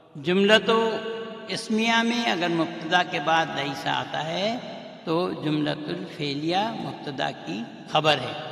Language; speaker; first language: Urdu; native; Urdu